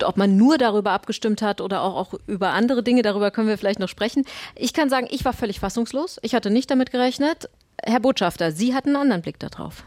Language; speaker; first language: German; native; German